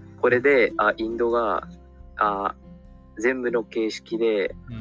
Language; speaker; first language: Japanese; non-native, learner; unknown